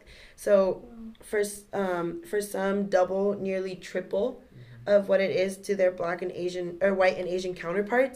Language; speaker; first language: English; native; English